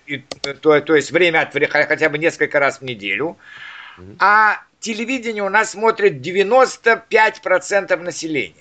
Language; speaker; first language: Russian; native; Russian